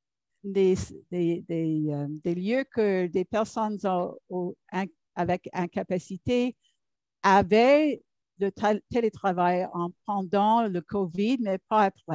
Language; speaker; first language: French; non-native, learner; English